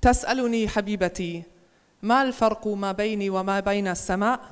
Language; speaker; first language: Arabic; non-native, fluent; German